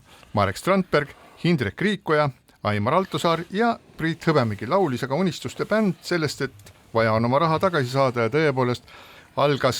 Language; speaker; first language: Estonian; native; Estonian